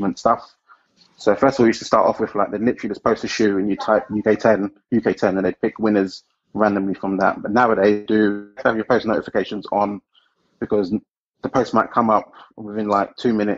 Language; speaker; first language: English; native; English